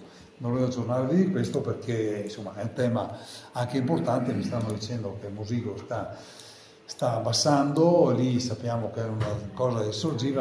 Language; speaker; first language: Italian; native; Italian